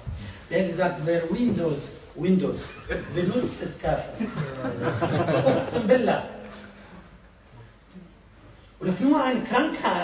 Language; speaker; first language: German; non-native, fluent; Arabic